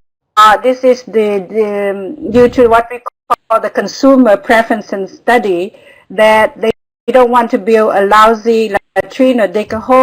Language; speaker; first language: English; non-native, fluent; Vietnamese